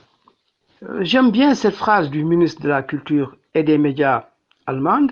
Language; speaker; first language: French; non-native, local second language; Wolof